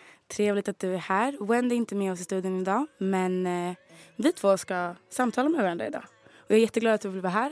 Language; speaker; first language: Swedish; native; Swedish